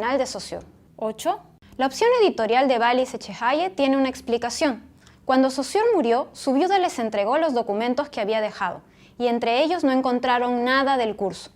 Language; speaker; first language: Spanish; native; Spanish